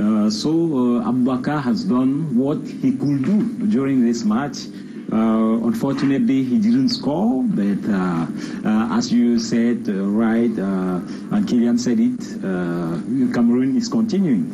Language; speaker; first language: English; non-native, local second language; French